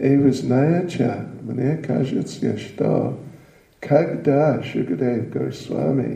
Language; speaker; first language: Russian; non-native, learner; English